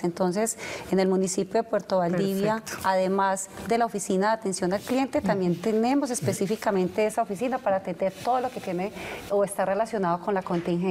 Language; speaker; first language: Spanish; native; Spanish